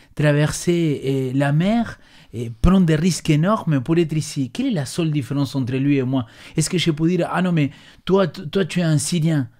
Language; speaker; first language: French; non-native, fluent; Spanish